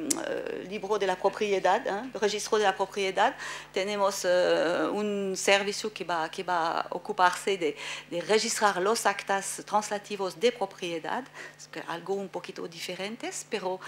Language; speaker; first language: Spanish; non-native, fluent; French